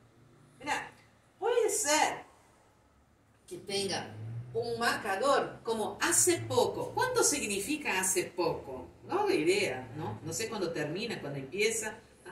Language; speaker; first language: Spanish; non-native, fluent; Portuguese